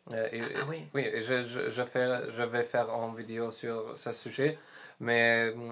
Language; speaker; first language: French; non-native, learner; Polish